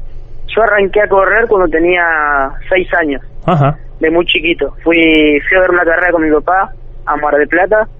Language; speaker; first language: Spanish; native; Spanish